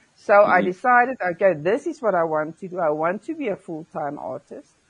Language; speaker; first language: English; non-native, local second language; Afrikaans